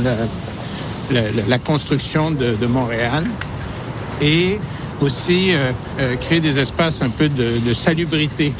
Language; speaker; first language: French; native; French